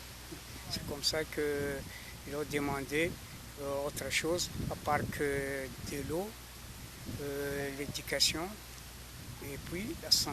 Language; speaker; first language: French; non-native, local second language; Malagasy